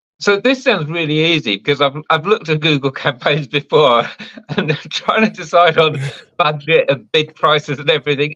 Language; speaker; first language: English; native; English